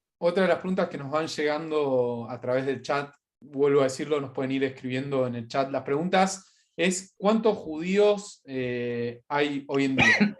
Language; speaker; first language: Spanish; native; Spanish